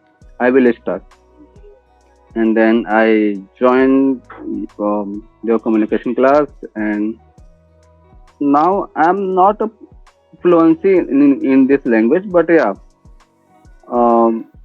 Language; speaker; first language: English; non-native, learner; Hindi